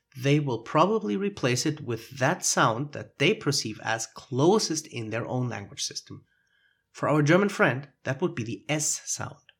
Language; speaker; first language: English; non-native, fluent; German